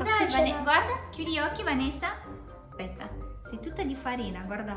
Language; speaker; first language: Italian; native; Italian